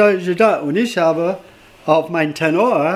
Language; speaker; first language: German; non-native, fluent; English